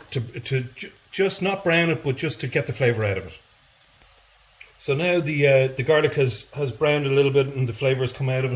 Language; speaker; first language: English; native; English